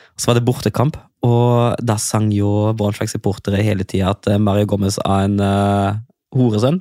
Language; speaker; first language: Norwegian; non-native, fluent; German